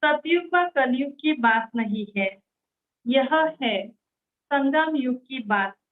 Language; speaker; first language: Hindi; non-native, local second language; Marathi